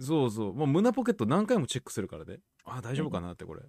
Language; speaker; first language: Japanese; native; Japanese